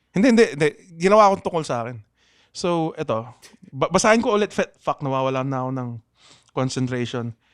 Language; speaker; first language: Filipino; native; Filipino